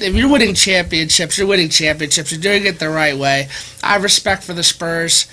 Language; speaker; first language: English; native; English